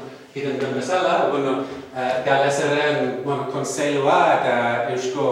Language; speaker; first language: Basque; non-native, fluent; Welsh